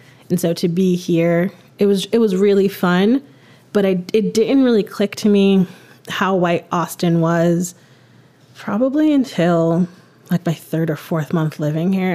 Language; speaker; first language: English; native; English